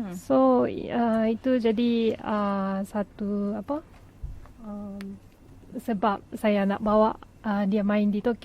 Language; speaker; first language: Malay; non-native, fluent; Japanese